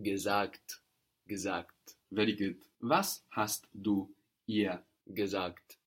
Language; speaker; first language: German; non-native, fluent; English